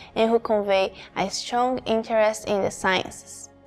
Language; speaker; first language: English; non-native, fluent; Portuguese